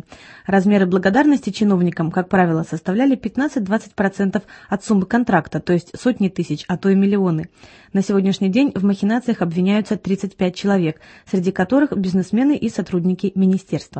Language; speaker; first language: Russian; native; Russian